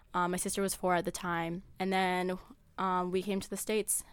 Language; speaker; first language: English; early bilingual, other home language; Amharic